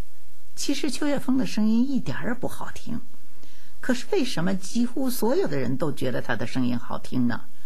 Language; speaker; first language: Chinese; native; Chinese